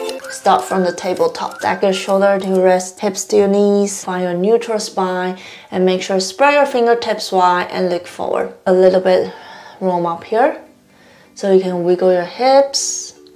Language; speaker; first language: English; non-native, fluent; Chinese